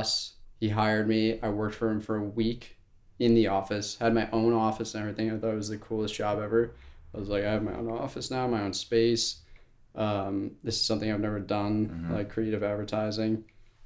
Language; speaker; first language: English; native; English